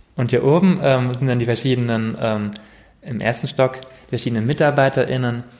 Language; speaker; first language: German; native; German